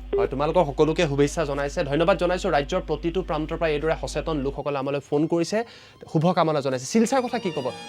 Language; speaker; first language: Assamese; native; Assamese